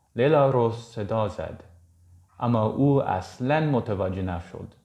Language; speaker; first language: Persian; non-native, learner; English